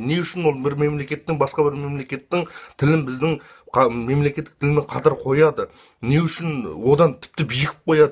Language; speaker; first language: Kazakh; early bilingual, heritage; Kazakh